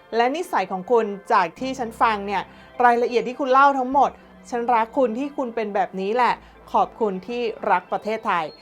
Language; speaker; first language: Thai; native; Thai